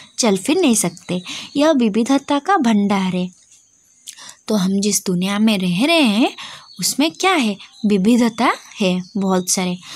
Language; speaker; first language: Hindi; non-native, local second language; Odia